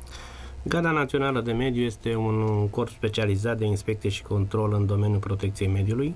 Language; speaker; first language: Romanian; native; Romanian